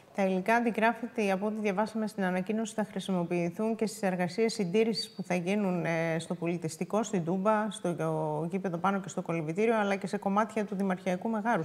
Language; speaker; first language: Greek; native; Greek